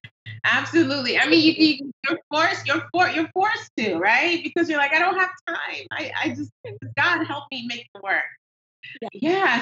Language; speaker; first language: English; non-native, local second language; Yoruba